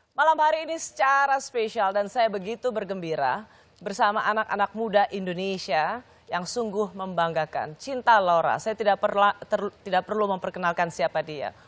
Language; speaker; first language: Indonesian; native; Indonesian